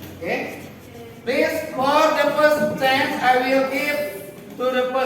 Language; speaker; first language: English; non-native, fluent; Indonesian